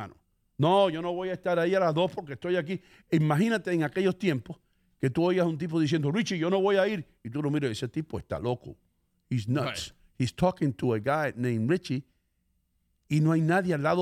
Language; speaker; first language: Spanish; native; Spanish